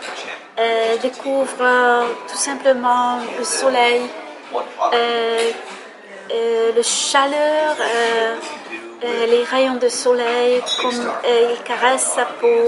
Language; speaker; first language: French; non-native, fluent; Hungarian